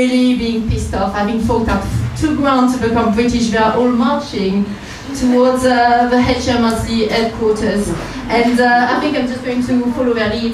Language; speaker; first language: English; non-native, fluent; French